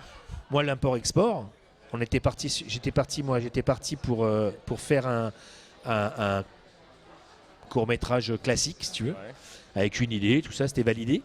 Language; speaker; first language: French; native; French